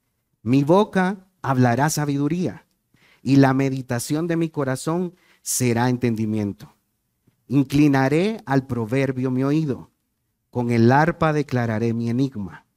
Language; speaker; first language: Spanish; native; Spanish